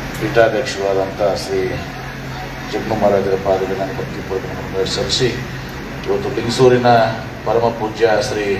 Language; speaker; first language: Kannada; native; Kannada